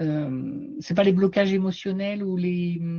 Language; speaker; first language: French; native; French